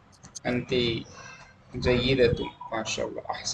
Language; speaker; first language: Arabic; non-native, fluent; Urdu